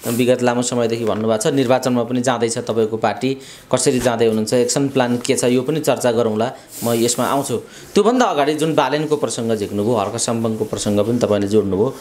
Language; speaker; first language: Nepali; native; Nepali